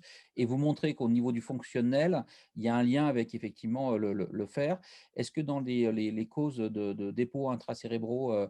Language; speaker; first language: French; native; French